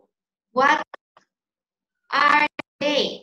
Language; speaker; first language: English; non-native, learner; Indonesian